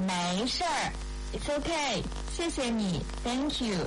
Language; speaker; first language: English; non-native, fluent; Chinese